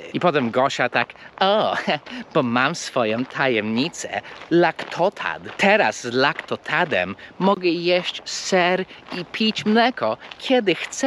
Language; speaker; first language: Polish; non-native, fluent; English